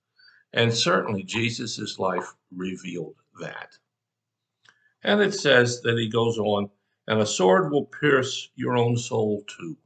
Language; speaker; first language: English; native; English